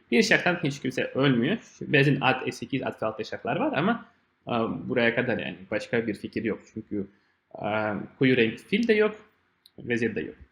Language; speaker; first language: Turkish; non-native, fluent; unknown